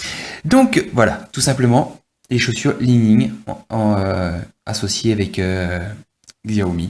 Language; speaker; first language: French; native; French